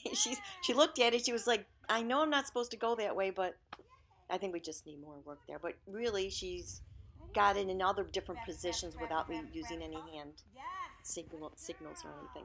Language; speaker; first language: English; native; English